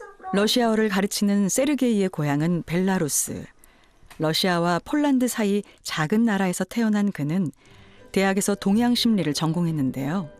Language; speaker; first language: Korean; native; Korean